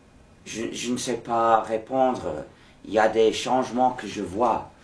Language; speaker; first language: French; non-native, fluent; English